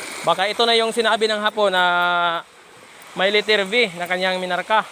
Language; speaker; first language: Filipino; non-native, local second language; Cebuano